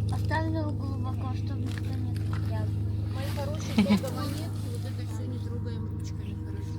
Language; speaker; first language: Russian; non-native, local second language; Yakut